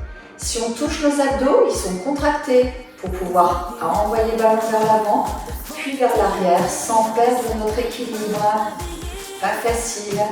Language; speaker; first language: French; native; French